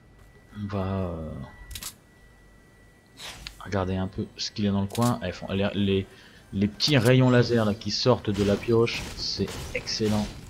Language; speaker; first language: French; native; French